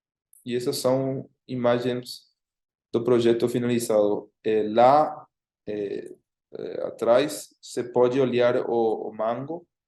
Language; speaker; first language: Portuguese; non-native, fluent; Spanish